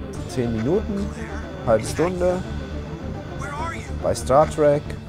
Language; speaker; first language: German; native; German